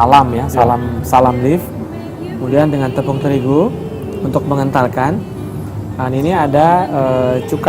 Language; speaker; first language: Indonesian; native; Indonesian